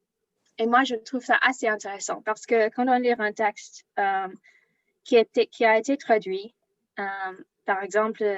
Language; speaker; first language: French; non-native, learner; English